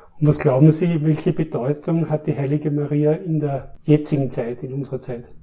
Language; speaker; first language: German; native; German